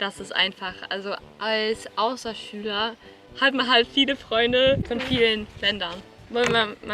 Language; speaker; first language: German; non-native, fluent; Swedish